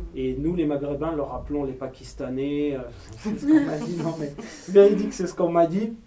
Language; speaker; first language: French; native; French